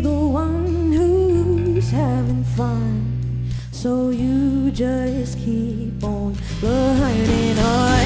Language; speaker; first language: English; non-native, local second language; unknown